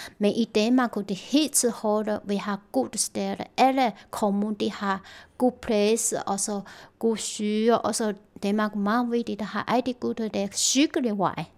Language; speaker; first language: Danish; non-native, learner; Chinese